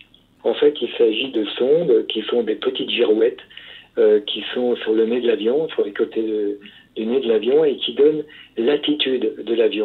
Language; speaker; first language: French; native; French